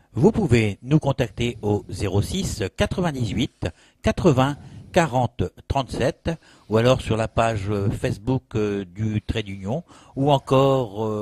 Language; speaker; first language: French; native; French